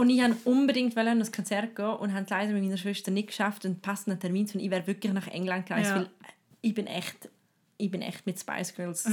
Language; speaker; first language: German; native; German